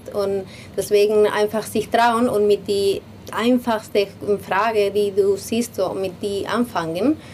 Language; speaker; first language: German; non-native, learner; Spanish